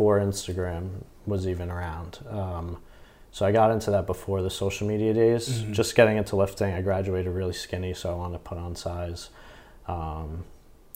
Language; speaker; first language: English; native; English